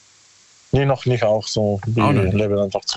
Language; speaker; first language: German; non-native, learner; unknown